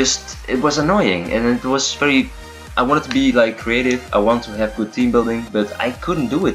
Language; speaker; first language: English; non-native, fluent; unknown